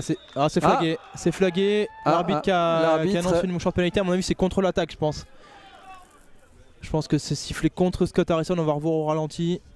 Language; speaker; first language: French; native; French